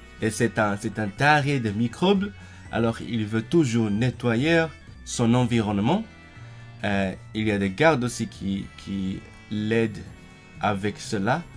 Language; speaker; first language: French; non-native, fluent; Cantonese